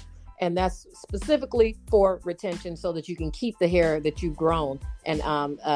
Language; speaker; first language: English; native; English